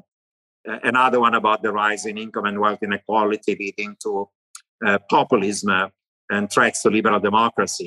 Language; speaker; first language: English; non-native, fluent; Italian